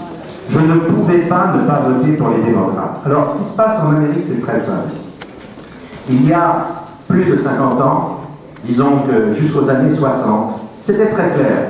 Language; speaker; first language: French; native; French